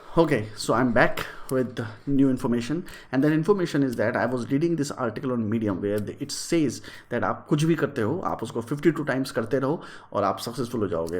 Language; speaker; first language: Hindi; native; Hindi